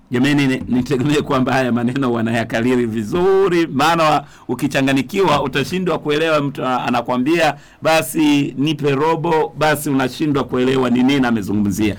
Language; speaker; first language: Swahili; non-native, local second language; Rundi